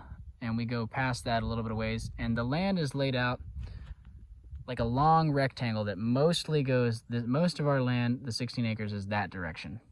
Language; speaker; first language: English; native; English